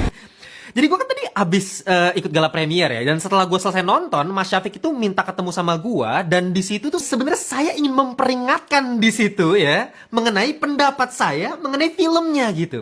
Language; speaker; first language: Indonesian; native; Indonesian